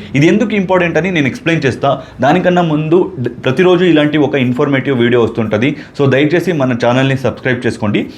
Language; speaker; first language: Telugu; non-native, local second language; Kannada